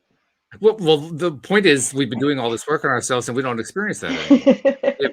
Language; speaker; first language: English; native; English